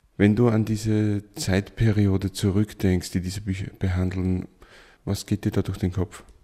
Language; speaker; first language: German; native; German